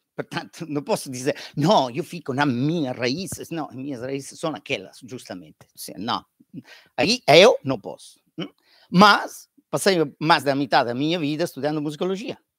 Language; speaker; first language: Portuguese; non-native, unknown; Italian